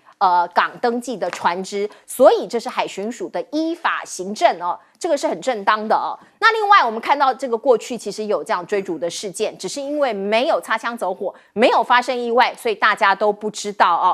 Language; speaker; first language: Chinese; native; Chinese